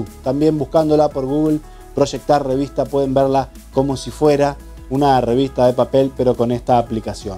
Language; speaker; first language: Spanish; native; Spanish